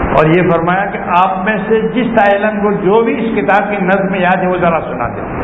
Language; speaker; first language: Urdu; non-native, local second language; Gujarati